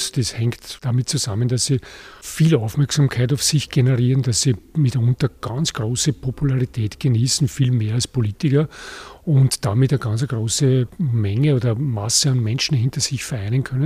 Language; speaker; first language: German; native; German